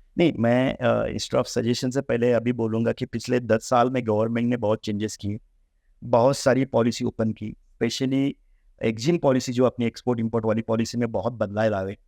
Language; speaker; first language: Hindi; non-native, local second language; Marathi